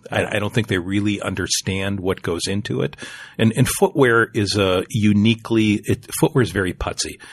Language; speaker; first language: English; native; English